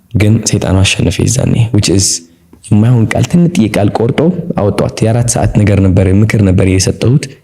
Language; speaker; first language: Amharic; non-native, local second language; Tigrinya